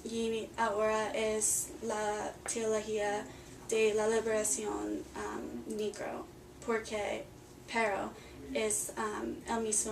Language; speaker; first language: Spanish; non-native, learner; English